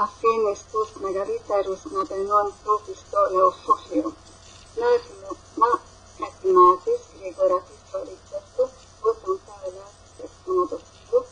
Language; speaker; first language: Greek; non-native, learner; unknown